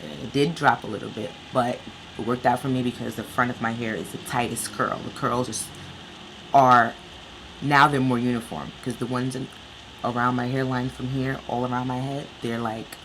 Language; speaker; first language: English; native; English